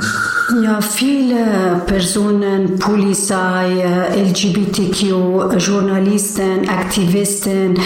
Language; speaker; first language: German; non-native, learner; Persian